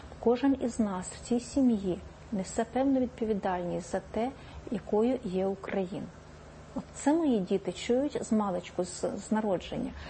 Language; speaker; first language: Ukrainian; native; Ukrainian